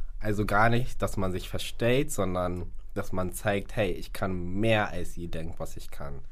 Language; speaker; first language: German; early bilingual, other home language; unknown